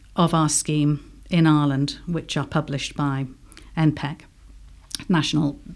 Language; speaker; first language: English; native; English